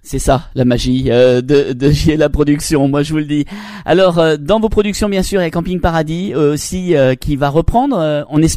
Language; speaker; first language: French; native; French